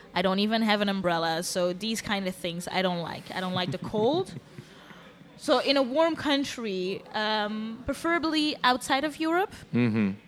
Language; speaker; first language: English; non-native, fluent; Dutch